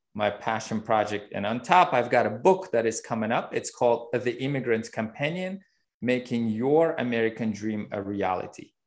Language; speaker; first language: English; non-native, fluent; Uzbek